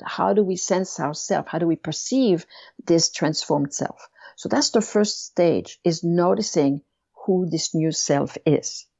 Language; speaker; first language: English; non-native, fluent; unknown